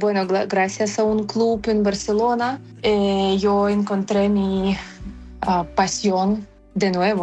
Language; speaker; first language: Spanish; non-native, fluent; Ukrainian